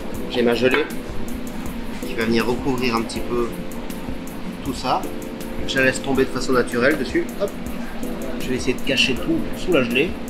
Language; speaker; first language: French; native; French